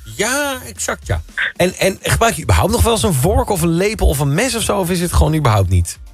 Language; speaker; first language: Dutch; native; Dutch